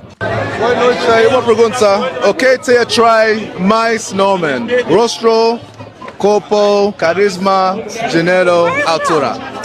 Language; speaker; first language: Portuguese; non-native, learner; English